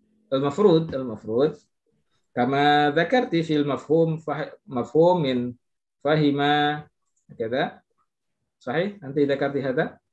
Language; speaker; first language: Arabic; non-native, fluent; Indonesian